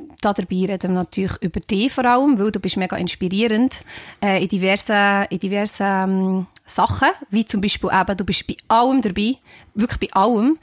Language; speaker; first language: German; native; German